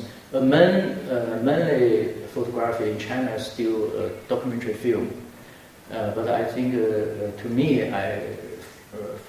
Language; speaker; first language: English; non-native, fluent; Chinese